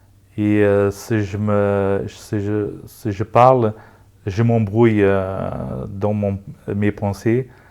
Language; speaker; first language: French; non-native, local second language; Luxembourgish